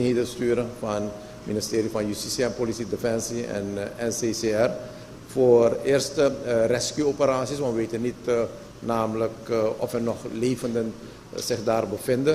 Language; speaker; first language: Dutch; native; Dutch